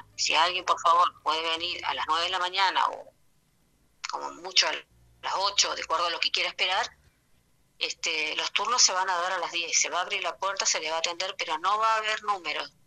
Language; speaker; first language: Spanish; native; Spanish